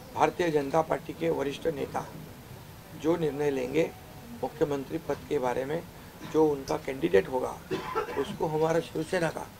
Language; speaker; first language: Hindi; non-native, local second language; Marathi